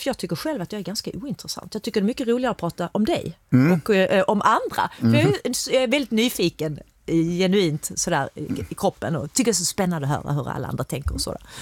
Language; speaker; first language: Swedish; native; Swedish